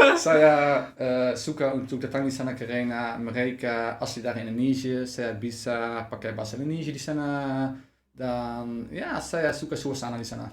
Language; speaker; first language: Indonesian; non-native, learner; Dutch